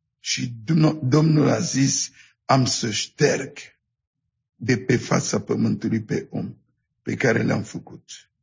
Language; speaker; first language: Romanian; non-native, fluent; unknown